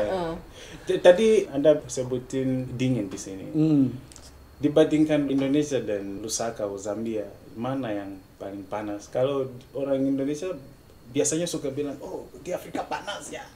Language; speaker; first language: Indonesian; non-native, fluent; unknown